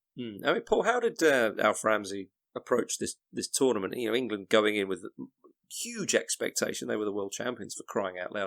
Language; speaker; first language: English; native; English